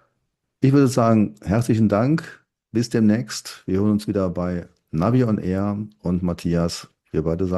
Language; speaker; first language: German; native; German